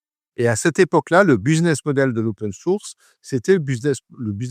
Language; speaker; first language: French; native; French